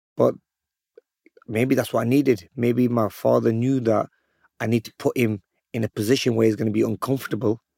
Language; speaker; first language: English; native; English